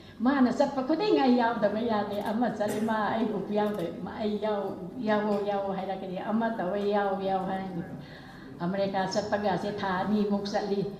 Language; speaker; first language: Manipuri; non-native, local second language; Rongmei Naga